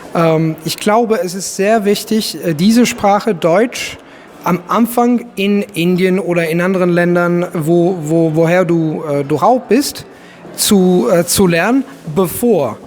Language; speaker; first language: German; non-native, fluent; Italian